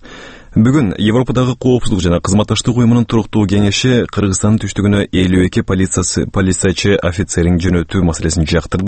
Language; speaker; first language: Kyrgyz; native; Kyrgyz